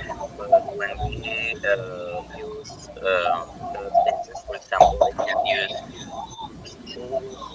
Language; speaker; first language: English; non-native, learner; Spanish